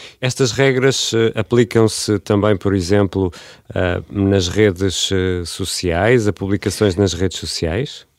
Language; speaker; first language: Portuguese; native; Portuguese